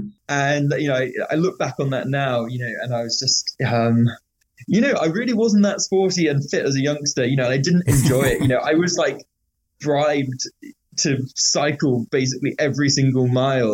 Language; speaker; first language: English; native; English